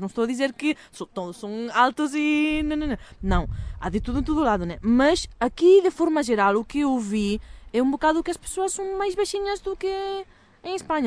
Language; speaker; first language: Portuguese; non-native, fluent; Catalan